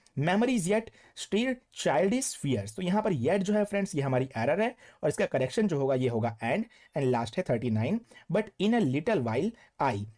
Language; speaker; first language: Hindi; non-native, local second language; Gujarati